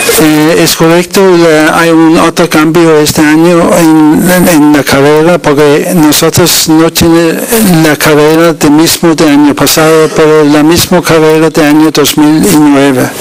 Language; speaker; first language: Spanish; non-native, learner; Danish